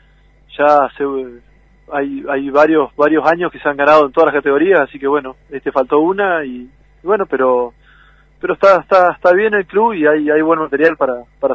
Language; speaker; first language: Spanish; native; Spanish